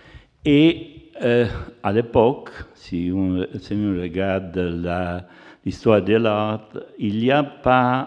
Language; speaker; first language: French; non-native, fluent; Italian